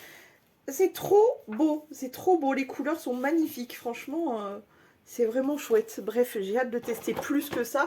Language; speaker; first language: French; native; French